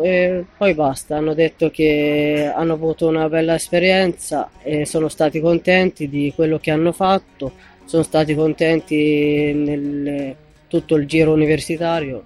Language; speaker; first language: Italian; non-native, fluent; Arabic